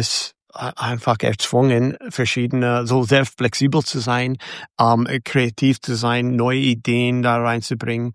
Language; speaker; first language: German; non-native, fluent; English